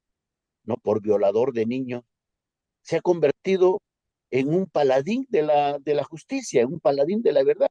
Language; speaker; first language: Spanish; native; Spanish